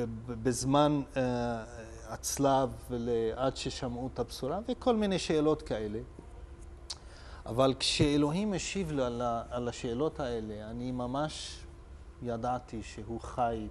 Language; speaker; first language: Hebrew; non-native, local second language; Arabic